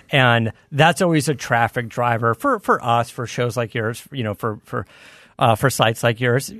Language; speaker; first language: English; native; English